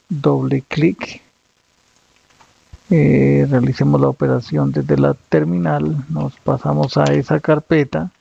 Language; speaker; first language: Spanish; native; Spanish